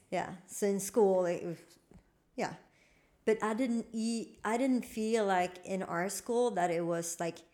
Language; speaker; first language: English; non-native, fluent; Swedish